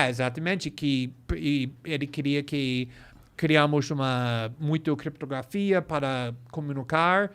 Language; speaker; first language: Portuguese; non-native, fluent; English